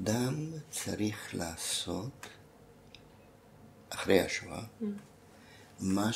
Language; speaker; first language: Hebrew; non-native, fluent; German